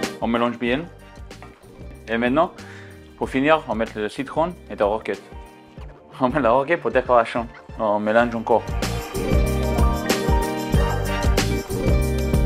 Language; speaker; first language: French; non-native, learner; English